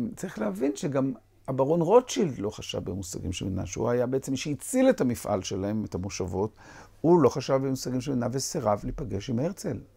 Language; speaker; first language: Hebrew; native; Hebrew